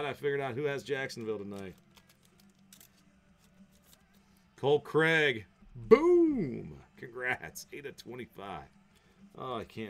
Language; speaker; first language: English; native; English